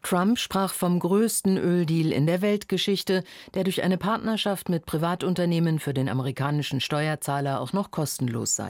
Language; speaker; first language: German; native; German